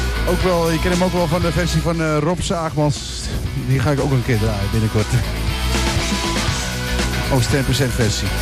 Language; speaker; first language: Dutch; native; Dutch